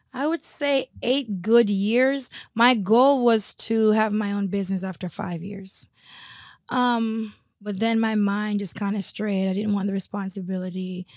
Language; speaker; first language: English; native; English